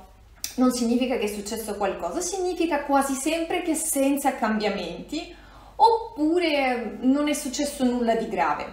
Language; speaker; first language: Italian; non-native, fluent; Russian